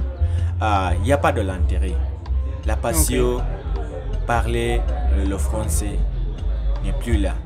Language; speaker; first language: French; non-native, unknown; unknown